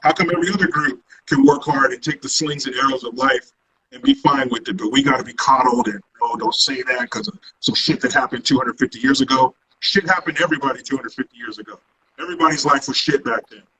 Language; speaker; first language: English; native; English